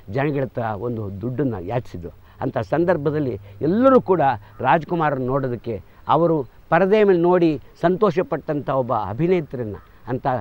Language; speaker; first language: Kannada; native; Kannada